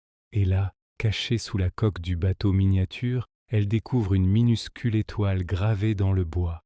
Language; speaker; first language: French; native; French